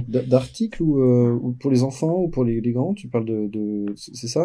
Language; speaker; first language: French; native; French